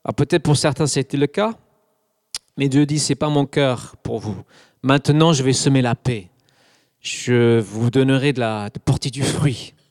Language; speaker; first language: French; non-native, fluent; English